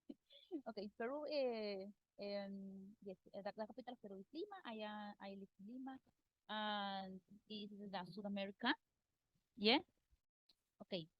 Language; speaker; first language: English; non-native, learner; Spanish